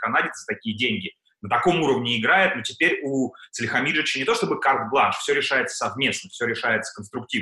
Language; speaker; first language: Russian; native; Russian